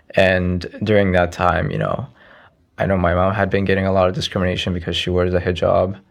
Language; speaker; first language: English; early bilingual, other home language; Arabic